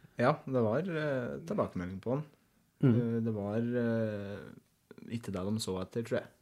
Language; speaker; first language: Norwegian; native; Norwegian